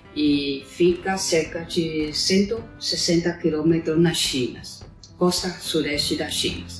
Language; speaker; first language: Portuguese; non-native, fluent; Chinese